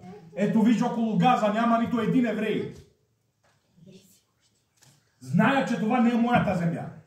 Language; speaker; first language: Bulgarian; non-native, fluent; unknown